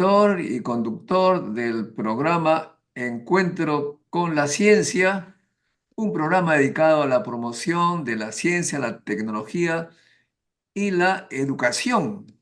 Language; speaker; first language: Spanish; native; Spanish